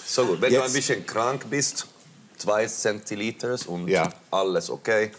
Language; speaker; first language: German; non-native, learner; Finnish